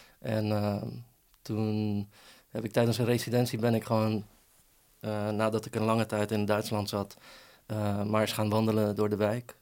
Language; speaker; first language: Dutch; early bilingual, other home language; Persian